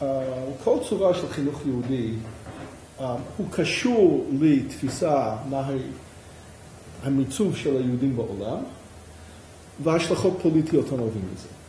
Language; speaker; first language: Hebrew; non-native, fluent; English